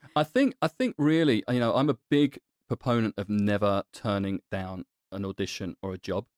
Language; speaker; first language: English; native; English